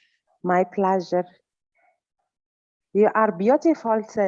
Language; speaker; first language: English; non-native, learner; Arabic